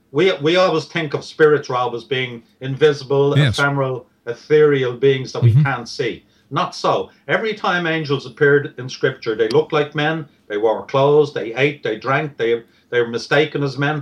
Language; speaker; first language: English; native; English